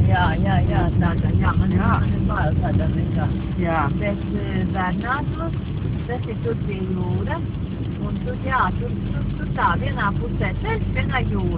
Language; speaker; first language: Latvian; non-native, learner; Dutch